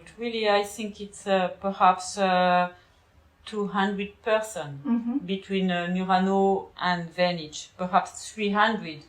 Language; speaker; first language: English; non-native, learner; French